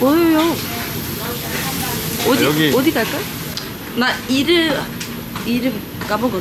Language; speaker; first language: Korean; non-native, fluent; Turkish